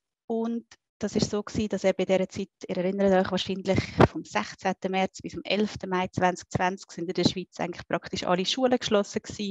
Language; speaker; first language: German; native; German